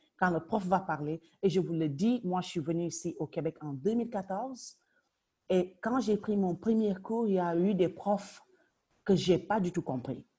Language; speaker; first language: French; non-native, local second language; Wolof